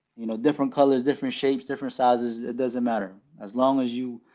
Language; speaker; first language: English; early bilingual, other home language; Filipino